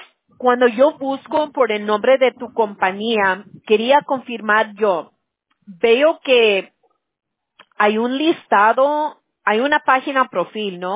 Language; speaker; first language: Spanish; early bilingual, heritage; Spanish